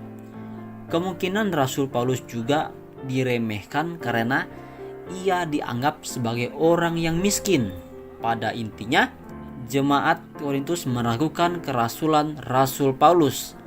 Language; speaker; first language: Indonesian; native; Indonesian